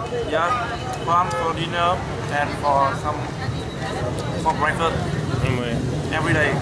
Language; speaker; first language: English; non-native, learner; Vietnamese